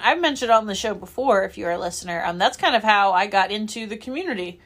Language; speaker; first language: English; native; English